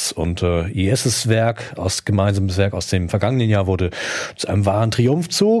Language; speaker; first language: German; native; German